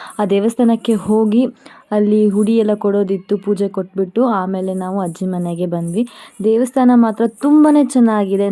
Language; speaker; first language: Kannada; non-native, local second language; Konkani